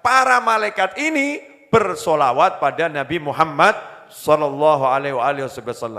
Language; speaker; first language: Indonesian; native; Indonesian